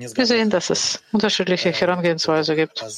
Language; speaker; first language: German; non-native, fluent; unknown